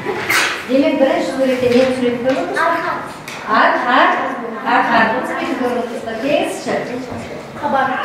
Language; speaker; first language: Kazakh; non-native, local second language; Uzbek